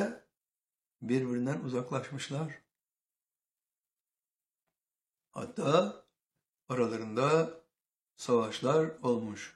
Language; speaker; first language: Turkish; native; Turkish